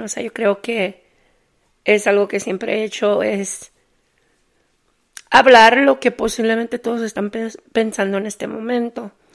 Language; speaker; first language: Spanish; early bilingual, heritage; Spanish